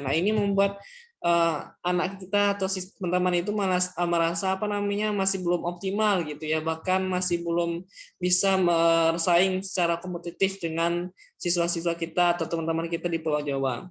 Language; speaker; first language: Indonesian; non-native, local second language; Minangkabau